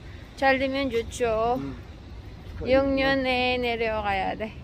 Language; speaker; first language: Korean; non-native, local second language; Filipino